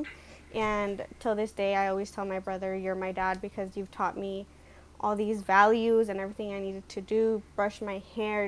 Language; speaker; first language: English; native; English